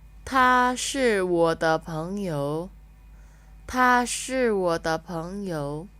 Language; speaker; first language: Chinese; non-native, learner; Indonesian